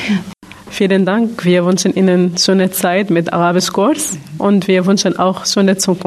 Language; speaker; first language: German; non-native, learner; Arabic